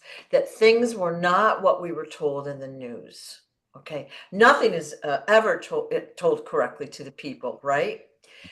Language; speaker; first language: English; native; English